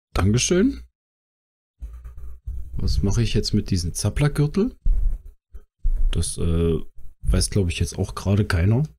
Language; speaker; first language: German; native; German